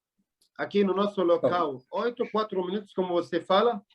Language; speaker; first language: Portuguese; non-native, learner; Arabic